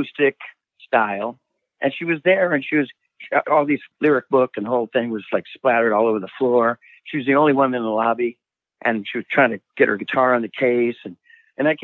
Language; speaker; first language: English; native; English